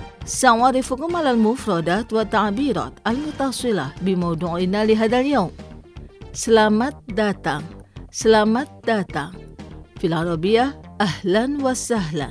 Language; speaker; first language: Arabic; non-native, fluent; Indonesian